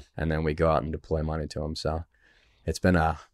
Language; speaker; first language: English; native; English